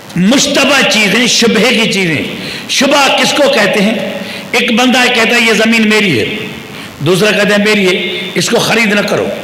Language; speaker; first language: Urdu; non-native, local second language; Sindhi